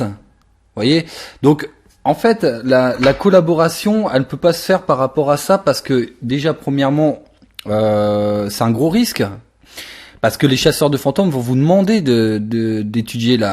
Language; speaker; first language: French; native; French